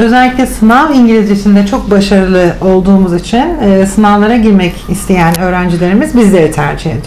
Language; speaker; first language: Turkish; native; Turkish